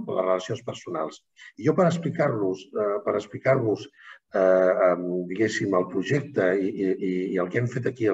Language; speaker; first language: Catalan; native; Catalan